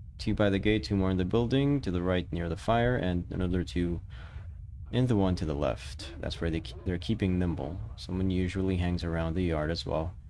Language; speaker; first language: English; non-native, local second language; Filipino